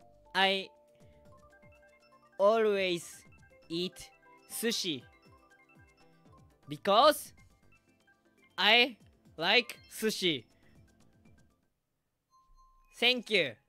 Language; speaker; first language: English; non-native, learner; Japanese